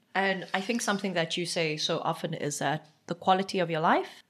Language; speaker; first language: English; non-native, local second language; Xhosa